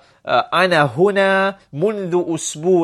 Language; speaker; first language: Arabic; non-native, fluent; English